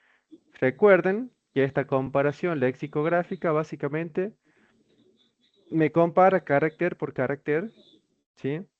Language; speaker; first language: Spanish; native; Spanish